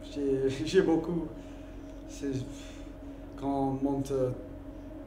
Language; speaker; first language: French; non-native, learner; English